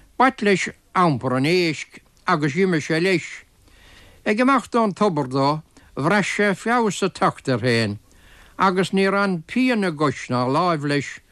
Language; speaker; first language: Irish; native; Irish